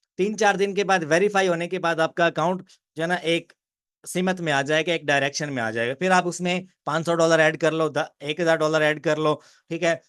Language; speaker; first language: Urdu; non-native, local second language; Punjabi